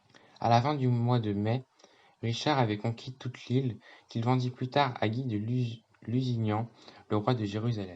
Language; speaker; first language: French; native; French